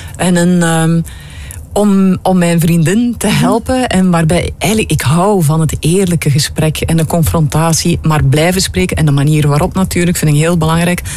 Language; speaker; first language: Dutch; native; Dutch